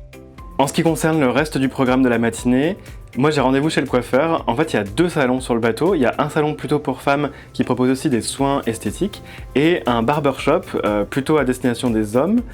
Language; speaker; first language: French; native; French